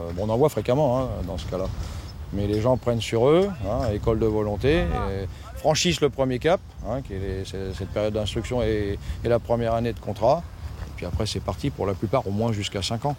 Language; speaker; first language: French; native; French